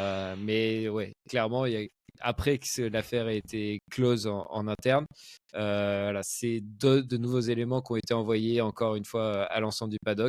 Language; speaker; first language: French; native; French